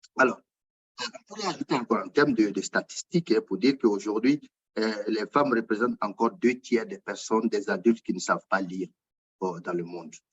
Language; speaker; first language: French; non-native, local second language; Bambara